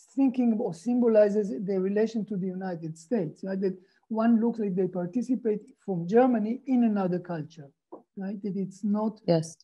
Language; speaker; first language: English; non-native, fluent; Hebrew